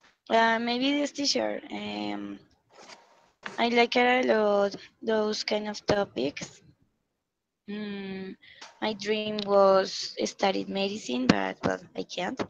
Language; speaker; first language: English; non-native, learner; Spanish